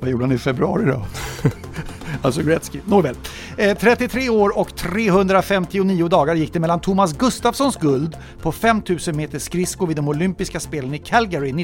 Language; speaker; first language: Swedish; native; Swedish